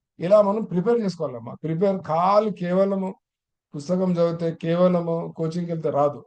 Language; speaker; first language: Telugu; non-native, local second language; Urdu